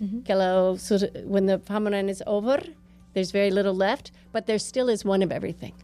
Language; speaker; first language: English; native; English